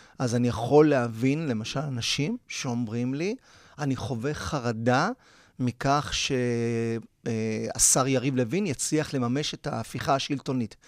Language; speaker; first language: Hebrew; early bilingual, other home language; Spanish